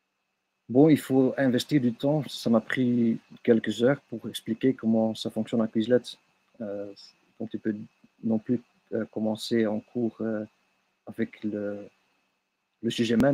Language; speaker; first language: French; non-native, local second language; Dutch